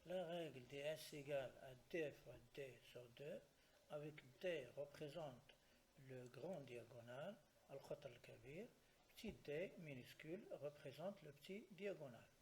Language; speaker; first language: French; non-native, local second language; Arabic